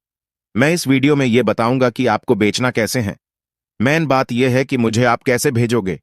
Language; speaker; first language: Hindi; native; Hindi